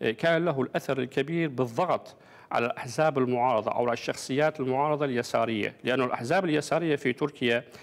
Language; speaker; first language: Arabic; native; Arabic